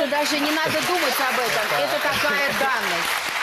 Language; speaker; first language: Russian; native; Russian